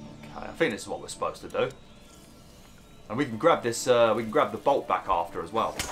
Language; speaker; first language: English; native; English